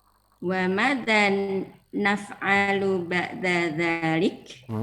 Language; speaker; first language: Arabic; non-native, learner; Indonesian